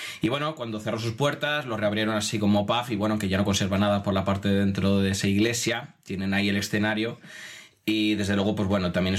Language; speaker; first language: Spanish; native; Spanish